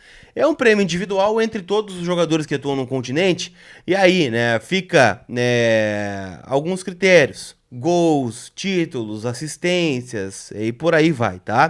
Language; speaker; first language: Portuguese; native; Portuguese